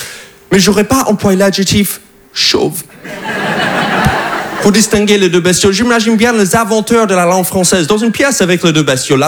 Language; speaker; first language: French; non-native, fluent; English